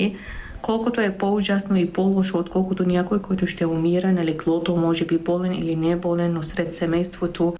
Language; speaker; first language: Bulgarian; non-native, fluent; Arabic